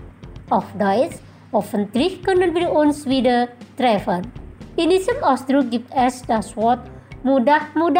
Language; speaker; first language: German; non-native, fluent; Indonesian